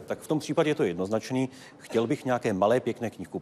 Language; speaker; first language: Czech; native; Czech